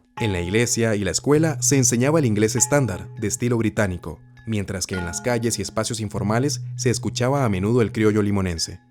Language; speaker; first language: Spanish; native; Spanish